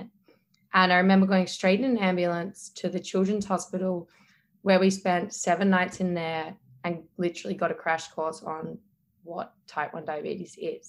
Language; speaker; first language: English; native; English